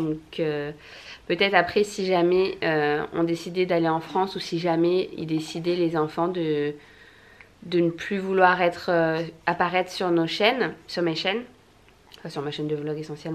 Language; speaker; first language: French; native; French